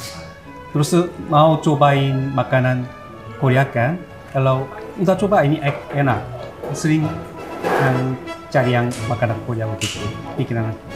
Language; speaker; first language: Indonesian; non-native, learner; Korean